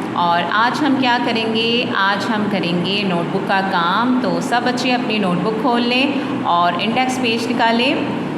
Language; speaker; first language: Hindi; non-native, local second language; Punjabi